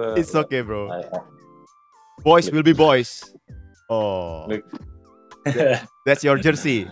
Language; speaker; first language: English; non-native, fluent; Indonesian